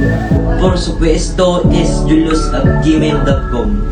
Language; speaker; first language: Spanish; non-native, learner; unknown